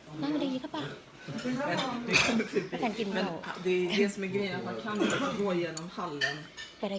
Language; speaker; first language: Swedish; non-native, learner; Thai